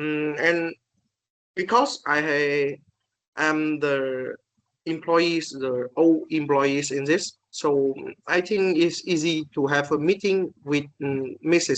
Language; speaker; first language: English; non-native, learner; Vietnamese